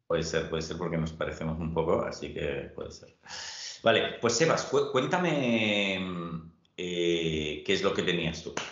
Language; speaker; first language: Spanish; native; Spanish